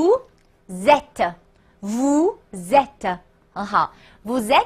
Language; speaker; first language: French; non-native, fluent; Chinese